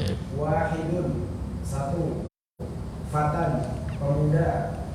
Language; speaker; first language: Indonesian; native; Indonesian